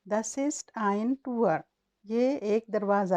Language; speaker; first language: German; non-native, learner; Urdu